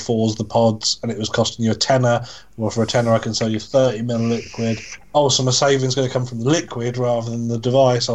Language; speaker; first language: English; native; English